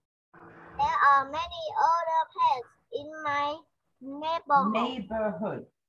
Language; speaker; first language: English; non-native, learner; Vietnamese